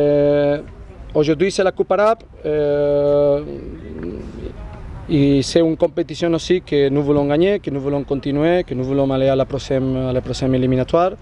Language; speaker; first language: French; non-native, learner; Spanish